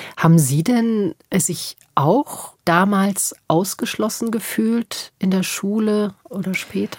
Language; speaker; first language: German; native; German